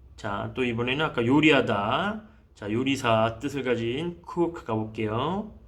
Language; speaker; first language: Korean; native; Korean